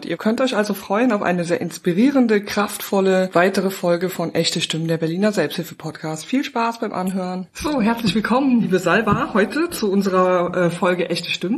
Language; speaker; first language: German; native; German